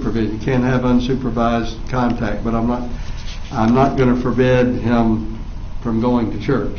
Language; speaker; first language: English; native; English